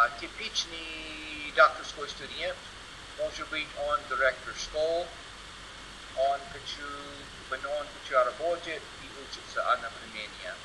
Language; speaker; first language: Russian; non-native, learner; English